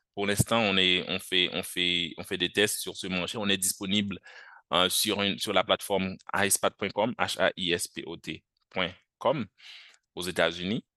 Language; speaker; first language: French; non-native, local second language; Haitian Creole